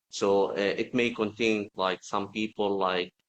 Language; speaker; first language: English; non-native, fluent; Arabic